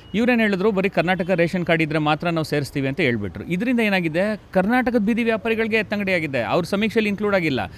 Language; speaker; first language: Kannada; non-native, local second language; Telugu